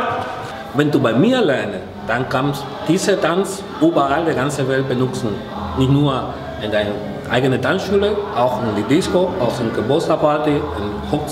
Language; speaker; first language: German; non-native, fluent; Spanish